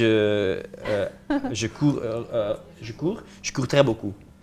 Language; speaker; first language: French; non-native, learner; Dutch